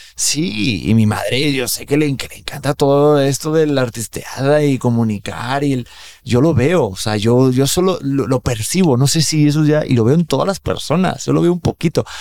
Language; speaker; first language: Spanish; native; Spanish